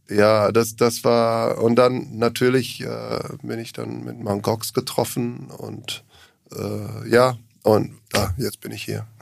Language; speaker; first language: German; non-native, learner; English